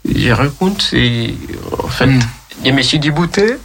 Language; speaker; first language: French; non-native, learner; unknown